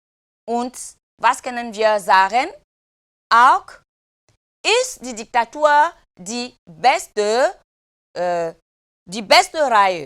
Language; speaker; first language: German; non-native, fluent; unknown